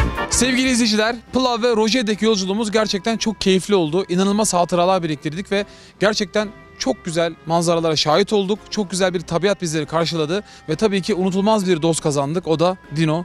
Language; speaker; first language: Turkish; native; Turkish